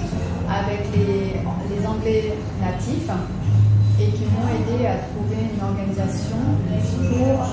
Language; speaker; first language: French; early bilingual, other home language; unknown